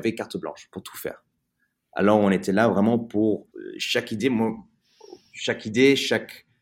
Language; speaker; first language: French; early bilingual, heritage; French